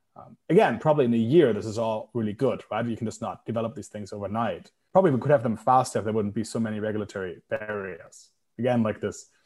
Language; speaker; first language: English; non-native, fluent; German